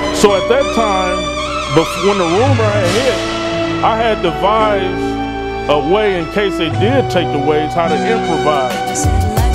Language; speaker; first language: English; native; English